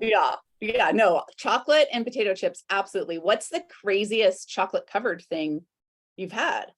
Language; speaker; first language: English; native; English